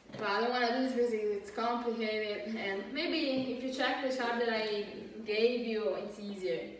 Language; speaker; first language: English; non-native, fluent; Italian